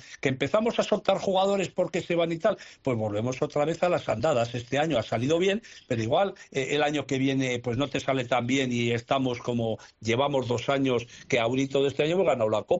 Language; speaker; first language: Spanish; native; Spanish